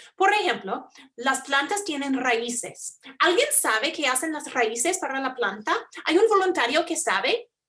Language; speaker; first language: Spanish; non-native, fluent; English